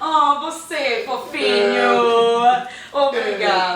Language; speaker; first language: Portuguese; non-native, learner; English